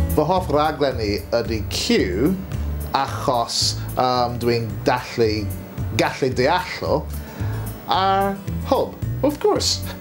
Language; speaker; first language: Welsh; non-native, learner; English